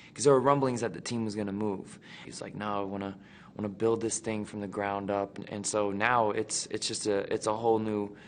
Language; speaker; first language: English; native; English